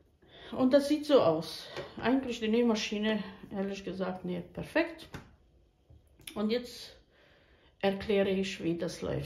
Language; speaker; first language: German; non-native, fluent; Bosnian